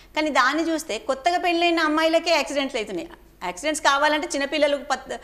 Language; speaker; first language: Telugu; native; Telugu